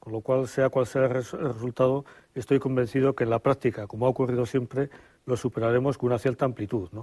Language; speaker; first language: Spanish; native; Spanish